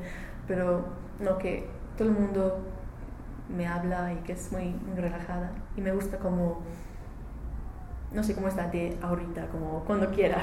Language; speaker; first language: Spanish; non-native, learner; English